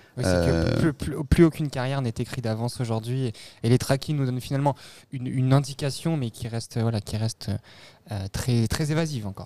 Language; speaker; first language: French; native; French